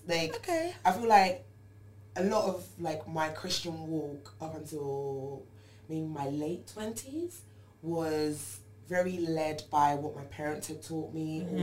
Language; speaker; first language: English; non-native, local second language; Yoruba